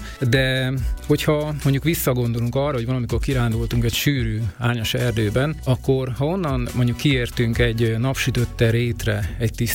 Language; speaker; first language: Hungarian; native; Hungarian